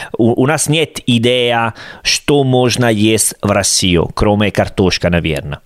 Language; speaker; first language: Russian; non-native, learner; Italian